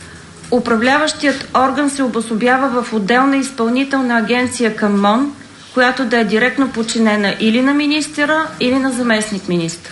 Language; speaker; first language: Bulgarian; native; Bulgarian